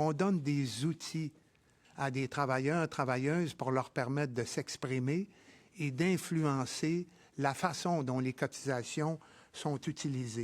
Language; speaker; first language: French; native; French